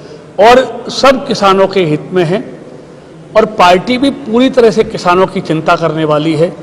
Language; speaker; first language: Hindi; native; Hindi